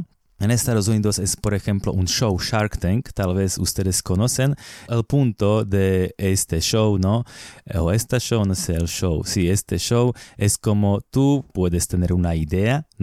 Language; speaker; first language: Spanish; non-native, fluent; Slovak